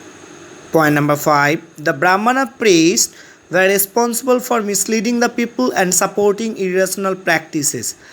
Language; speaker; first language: English; non-native, local second language; Bangla